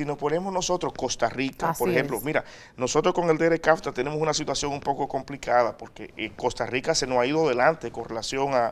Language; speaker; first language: Spanish; native; Spanish